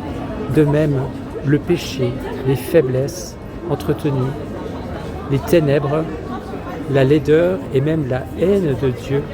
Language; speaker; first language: French; native; French